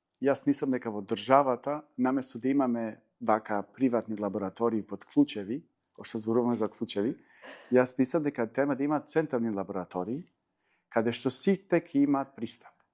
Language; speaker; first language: Macedonian; non-native, local second language; Albanian